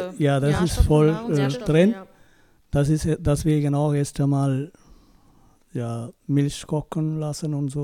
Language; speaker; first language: German; non-native, learner; Tamil